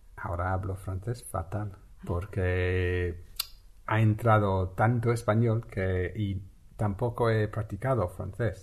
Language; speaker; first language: Spanish; non-native, fluent; English